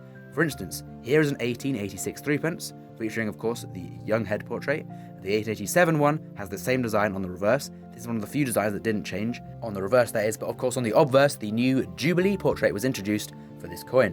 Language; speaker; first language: English; native; English